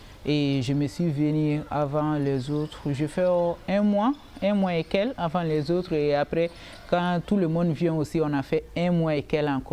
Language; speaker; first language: French; non-native, local second language; Bambara